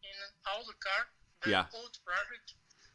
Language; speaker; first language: English; non-native, learner; Portuguese